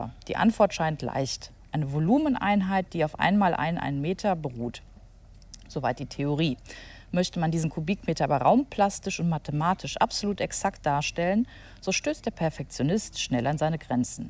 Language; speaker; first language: German; native; German